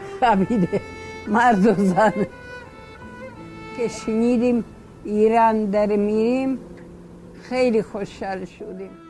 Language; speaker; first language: Persian; early bilingual, other home language; Polish